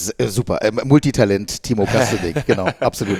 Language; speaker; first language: German; native; German